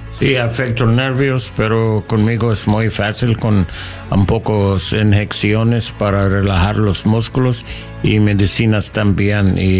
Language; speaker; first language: Spanish; non-native, learner; English